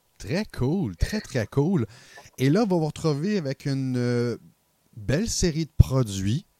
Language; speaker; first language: French; native; French